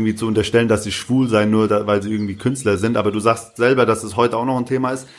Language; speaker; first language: German; early bilingual, other home language; Turkish